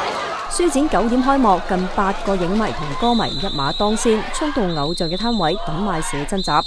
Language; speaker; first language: Cantonese; native; Cantonese